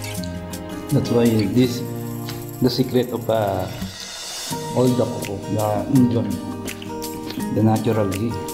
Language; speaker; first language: English; non-native, learner; Filipino